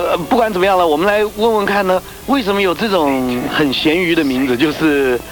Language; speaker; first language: Chinese; native; Chinese